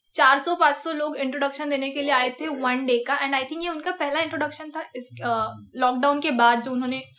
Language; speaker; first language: Hindi; non-native, local second language; Marathi